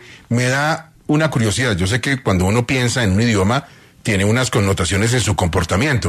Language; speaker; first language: Spanish; native; Spanish